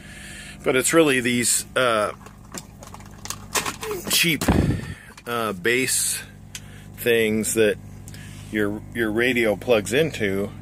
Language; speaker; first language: English; native; English